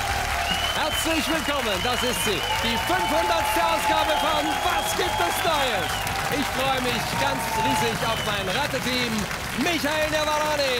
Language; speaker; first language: German; native; German